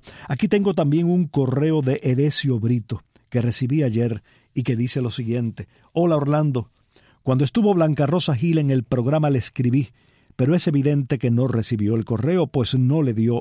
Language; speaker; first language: Spanish; native; Spanish